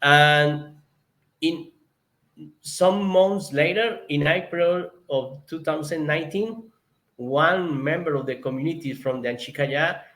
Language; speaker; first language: English; non-native, learner; Spanish